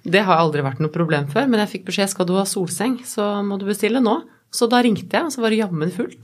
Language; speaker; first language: Norwegian; native; Norwegian